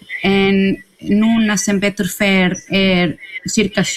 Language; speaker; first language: Icelandic; non-native, learner; Spanish